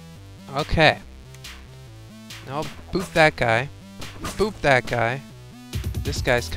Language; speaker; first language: English; native; English